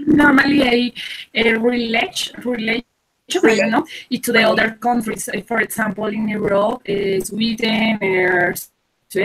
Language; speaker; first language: English; non-native, learner; Spanish